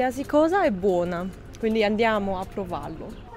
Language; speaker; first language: Italian; non-native, learner; Chinese